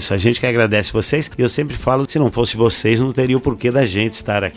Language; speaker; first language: Portuguese; native; Portuguese